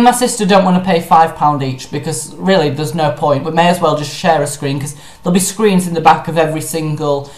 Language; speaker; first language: English; native; English